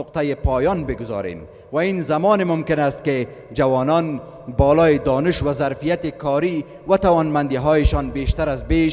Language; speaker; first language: Persian; native; Persian